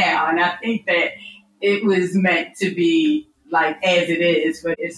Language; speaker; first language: English; native; English